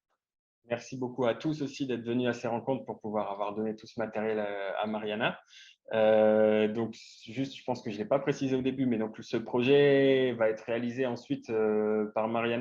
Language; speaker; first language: French; native; French